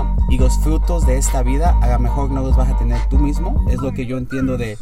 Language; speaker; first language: Spanish; early bilingual, heritage; Spanish